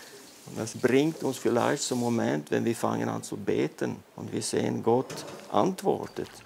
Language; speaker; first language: German; non-native, fluent; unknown